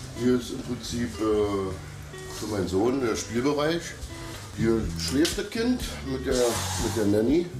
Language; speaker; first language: German; native; German